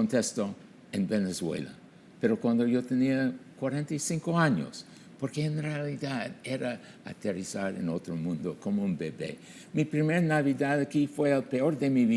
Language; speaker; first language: Spanish; non-native, fluent; English